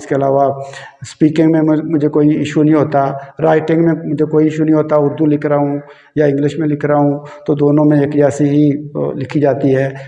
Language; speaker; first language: Urdu; non-native, local second language; Punjabi